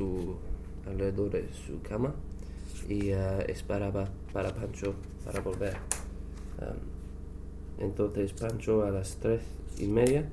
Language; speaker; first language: Spanish; non-native, learner; English